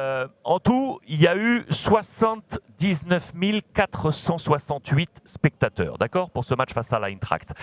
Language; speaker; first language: French; native; French